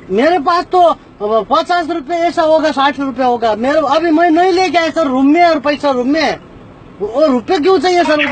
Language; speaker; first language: Hindi; non-native, learner; Nepali